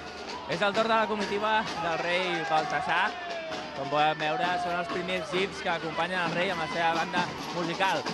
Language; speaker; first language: Catalan; native; Catalan